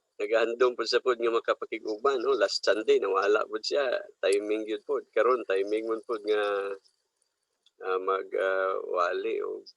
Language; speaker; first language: Cebuano; non-native, local second language; Hiligaynon